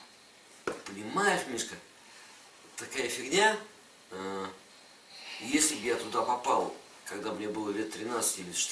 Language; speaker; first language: Russian; native; Russian